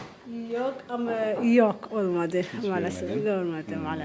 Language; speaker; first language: Turkish; non-native, learner; Somali